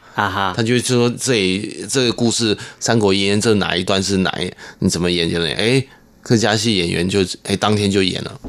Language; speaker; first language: Chinese; non-native, local second language; Hakka Chinese